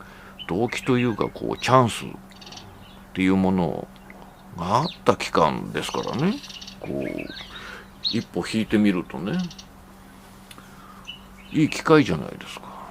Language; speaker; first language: Japanese; native; Japanese